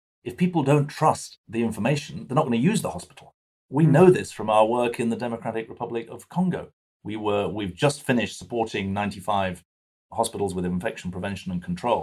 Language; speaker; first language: English; native; English